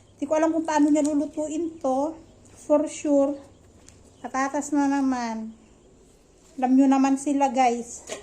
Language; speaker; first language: Filipino; native; Filipino